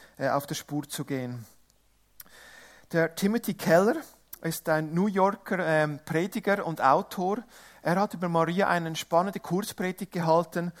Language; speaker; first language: German; non-native, local second language; Italian